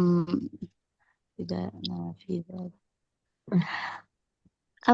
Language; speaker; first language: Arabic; non-native, learner; Indonesian